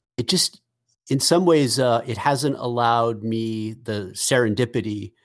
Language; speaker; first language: English; native; English